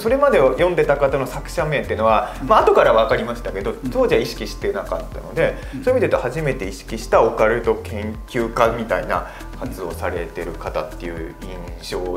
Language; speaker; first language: Japanese; native; Japanese